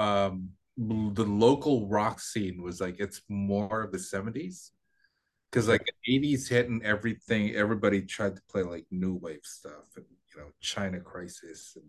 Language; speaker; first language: English; non-native, local second language; Filipino